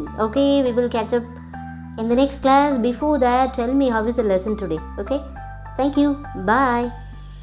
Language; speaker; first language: English; non-native, local second language; Tamil